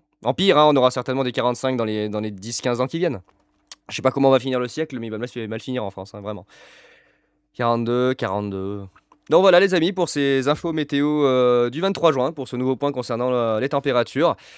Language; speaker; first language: French; native; French